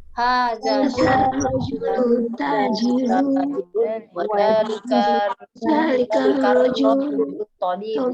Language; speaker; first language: Arabic; non-native, learner; Indonesian